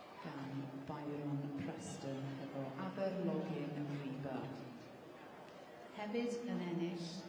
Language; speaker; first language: Welsh; native; Welsh